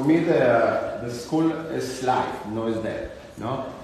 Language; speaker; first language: English; non-native, learner; Spanish